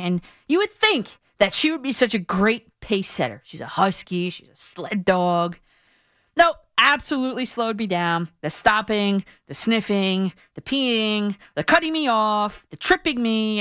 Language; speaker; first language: English; native; English